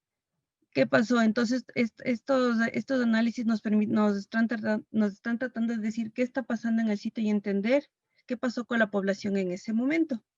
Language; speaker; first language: Spanish; native; Spanish